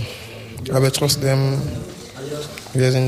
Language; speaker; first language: German; non-native, fluent; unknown